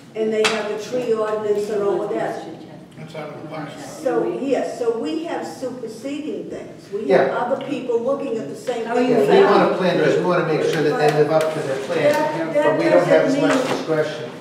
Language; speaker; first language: English; native; English